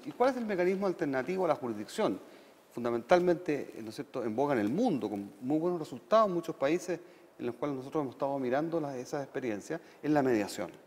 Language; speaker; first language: Spanish; native; Spanish